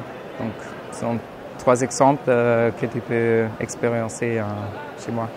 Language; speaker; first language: French; non-native, fluent; German